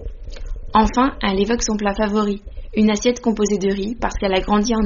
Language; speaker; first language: French; native; French